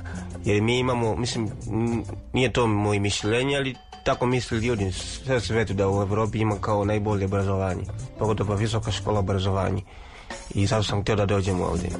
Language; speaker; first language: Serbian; non-native, learner; Swahili